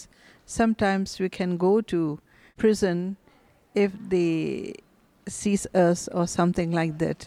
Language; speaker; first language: English; non-native, fluent; Burmese